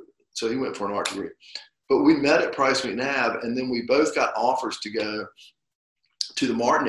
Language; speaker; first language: English; native; English